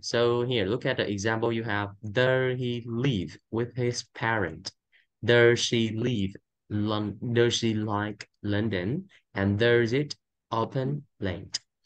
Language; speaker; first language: English; non-native, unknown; Vietnamese